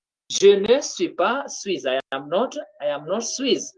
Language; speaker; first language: French; non-native, fluent; Swahili